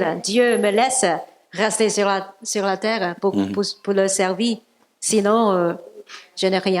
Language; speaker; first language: French; non-native, learner; Cantonese